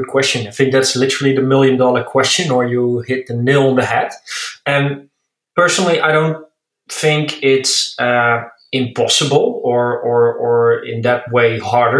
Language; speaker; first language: English; non-native, fluent; Dutch